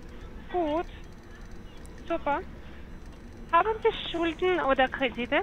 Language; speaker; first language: German; non-native, learner; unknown